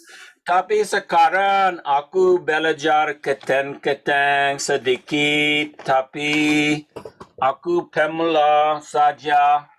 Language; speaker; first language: Indonesian; non-native, learner; English